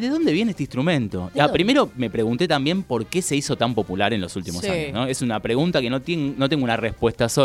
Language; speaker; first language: Spanish; native; Spanish